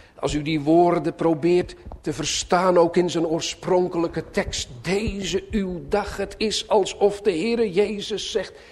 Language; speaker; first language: Dutch; native; Dutch